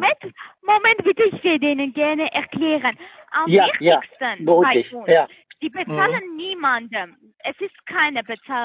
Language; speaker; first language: German; non-native, learner; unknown